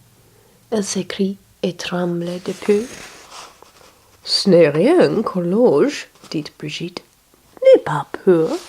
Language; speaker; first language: French; non-native, learner; English